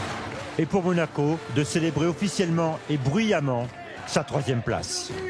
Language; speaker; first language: French; native; French